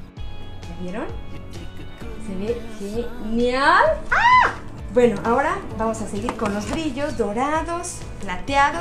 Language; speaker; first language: Spanish; native; Spanish